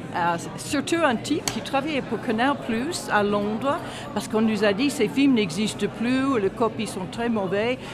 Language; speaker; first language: French; non-native, fluent; English